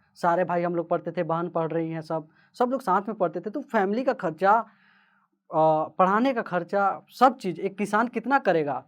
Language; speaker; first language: Hindi; native; Hindi